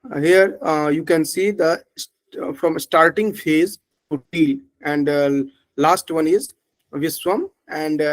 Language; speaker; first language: English; non-native, local second language; Hindi